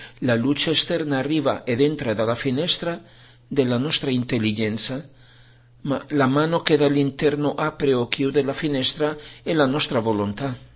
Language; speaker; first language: Italian; non-native, fluent; Spanish